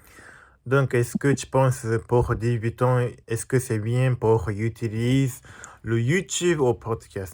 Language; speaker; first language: French; non-native, learner; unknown